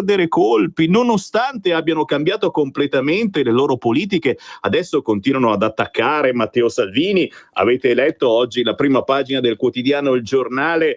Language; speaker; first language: Italian; native; Italian